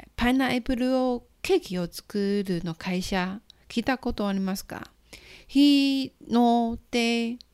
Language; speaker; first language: Japanese; non-native, fluent; Chinese